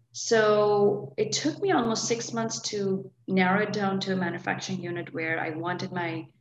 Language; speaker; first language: English; non-native, local second language; Hindi